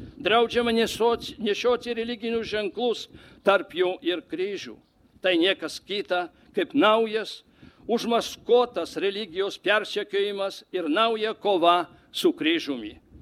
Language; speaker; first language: Lithuanian; non-native, fluent; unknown